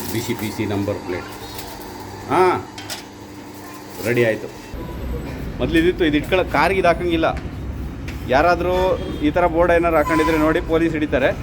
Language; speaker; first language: Kannada; native; Kannada